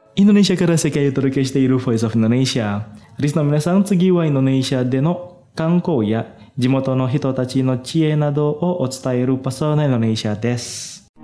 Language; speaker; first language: Japanese; non-native, fluent; Indonesian